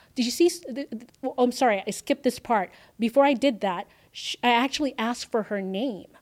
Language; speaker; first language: English; early bilingual, other home language; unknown